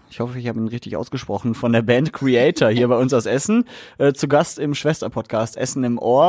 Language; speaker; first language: German; native; German